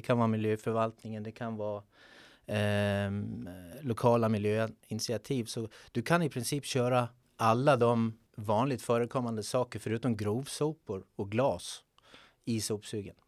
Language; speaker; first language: Swedish; native; Swedish